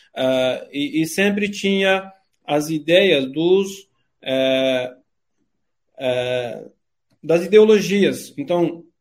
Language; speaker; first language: Portuguese; non-native, fluent; Turkish